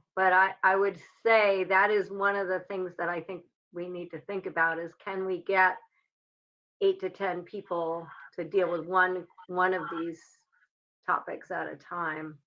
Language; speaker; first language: English; native; English